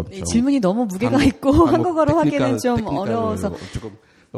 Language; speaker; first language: Korean; native; Korean